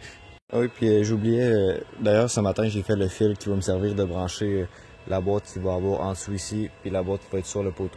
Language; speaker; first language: French; native; French